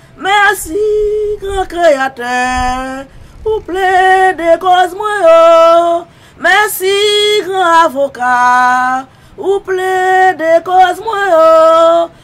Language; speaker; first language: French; non-native, local second language; Haitian Creole